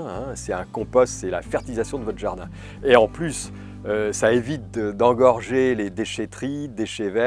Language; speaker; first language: French; native; French